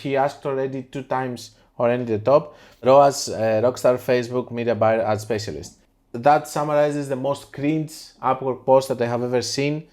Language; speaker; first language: English; non-native, fluent; Greek